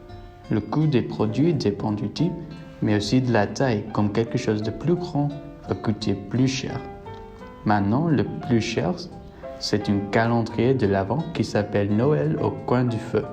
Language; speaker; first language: French; non-native, learner; English